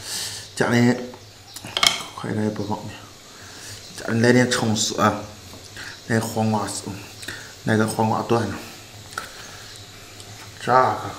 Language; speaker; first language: Chinese; native; Chinese